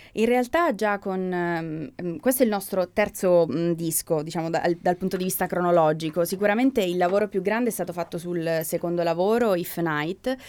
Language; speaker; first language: Italian; native; Italian